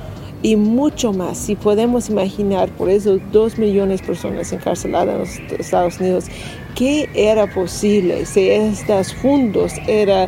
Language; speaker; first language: Spanish; non-native, learner; English